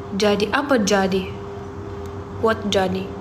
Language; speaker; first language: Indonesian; non-native, learner; Ukrainian